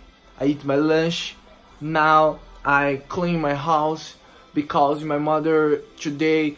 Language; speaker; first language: English; non-native, learner; Portuguese